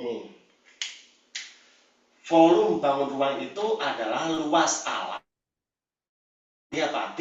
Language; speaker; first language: Indonesian; native; Indonesian